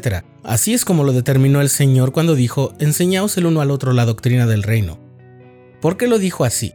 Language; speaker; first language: Spanish; native; Spanish